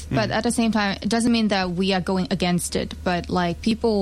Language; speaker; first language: English; non-native, local second language; Chinese